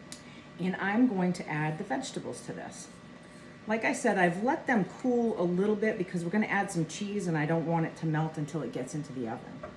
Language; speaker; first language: English; native; English